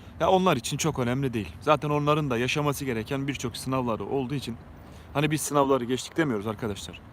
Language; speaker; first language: Turkish; native; Turkish